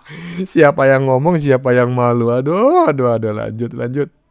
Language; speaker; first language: Indonesian; native; Indonesian